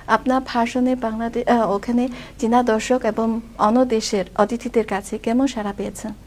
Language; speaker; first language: Bangla; non-native, fluent; Chinese